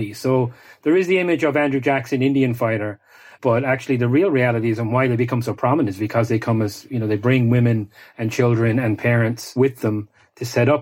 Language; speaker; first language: English; native; English